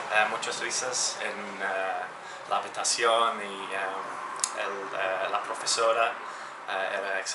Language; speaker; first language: Spanish; non-native, learner; English